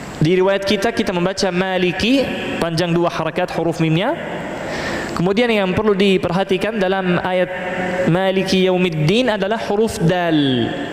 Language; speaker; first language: Malay; non-native, fluent; Arabic